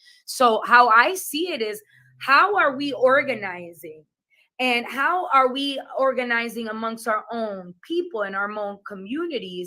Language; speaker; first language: English; non-native, local second language; Spanish